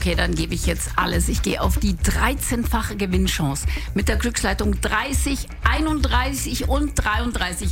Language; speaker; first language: German; native; German